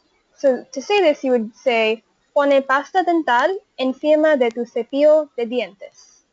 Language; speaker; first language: Spanish; non-native, learner; English